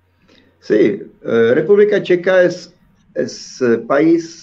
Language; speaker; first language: Spanish; non-native, fluent; Czech